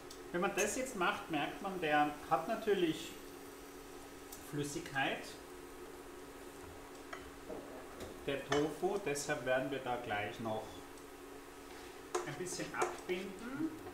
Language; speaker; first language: German; native; German